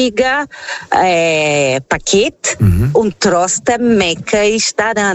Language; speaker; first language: German; non-native, learner; Portuguese